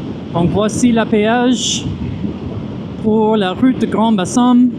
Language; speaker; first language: French; non-native, fluent; English